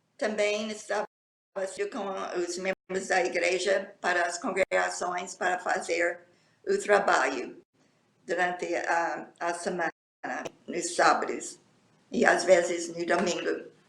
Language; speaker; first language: Portuguese; non-native, fluent; English